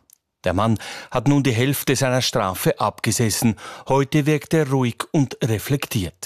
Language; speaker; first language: German; native; German